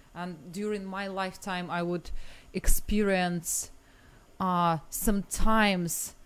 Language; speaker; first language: English; non-native, fluent; Russian